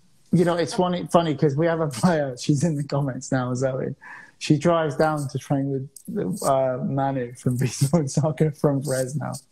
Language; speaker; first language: English; native; English